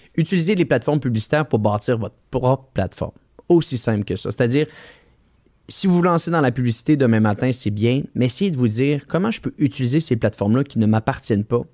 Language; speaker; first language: French; native; French